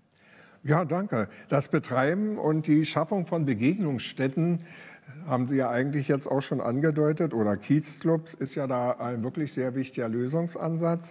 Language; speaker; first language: German; native; German